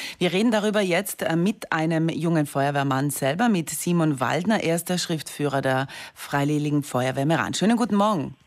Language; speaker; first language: German; native; German